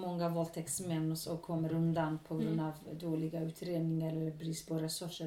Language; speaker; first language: Swedish; non-native, local second language; Kurdish